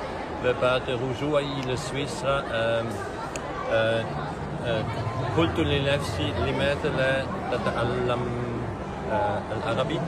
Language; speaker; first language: Arabic; non-native, learner; French